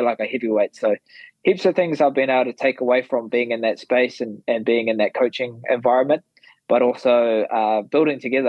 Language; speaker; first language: English; native; English